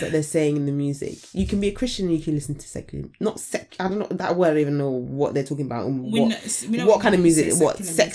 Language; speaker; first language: English; native; English